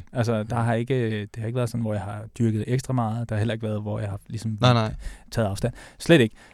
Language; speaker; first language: Danish; native; Danish